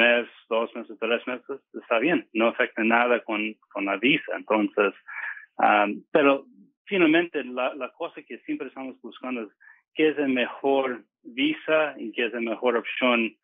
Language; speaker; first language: Spanish; non-native, fluent; English